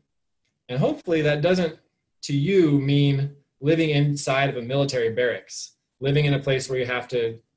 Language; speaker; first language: English; native; English